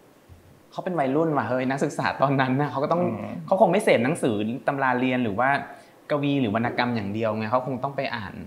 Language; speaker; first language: Thai; native; Thai